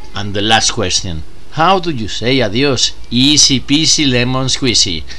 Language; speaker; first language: English; non-native, fluent; Spanish